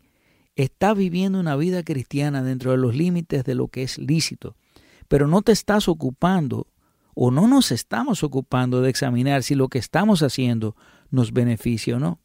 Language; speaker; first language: Spanish; native; Spanish